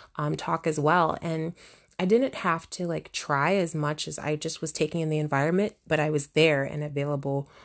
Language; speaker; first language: English; native; English